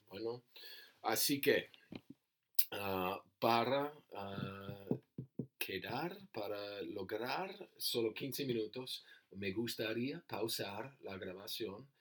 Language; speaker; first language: Spanish; non-native, learner; English